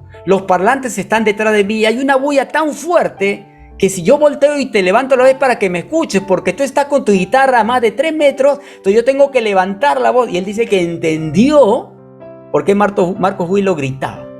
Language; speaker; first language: Spanish; native; Spanish